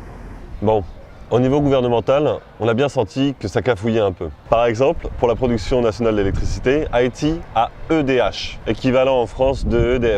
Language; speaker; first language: French; native; French